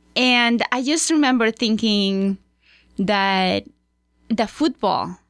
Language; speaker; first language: English; non-native, fluent; Spanish